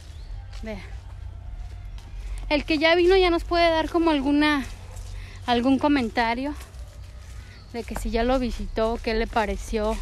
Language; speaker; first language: Spanish; native; Spanish